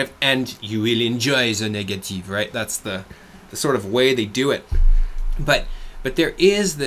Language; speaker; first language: English; non-native, fluent; French